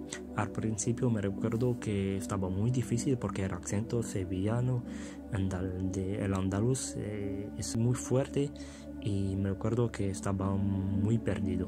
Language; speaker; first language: Spanish; non-native, fluent; French